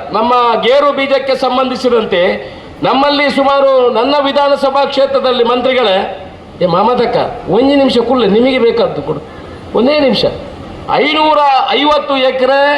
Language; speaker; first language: Kannada; non-native, local second language; Tulu